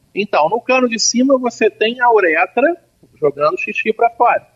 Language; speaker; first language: Portuguese; native; Portuguese